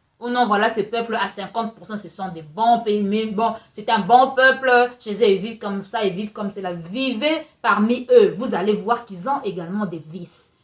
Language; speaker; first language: French; non-native, local second language; Lingala